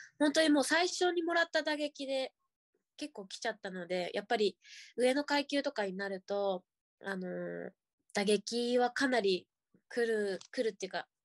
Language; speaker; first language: Japanese; native; Japanese